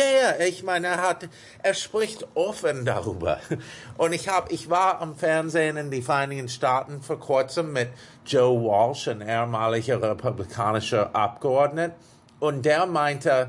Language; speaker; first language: German; non-native, fluent; English